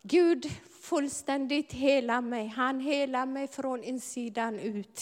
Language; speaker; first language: Swedish; non-native, fluent; Amharic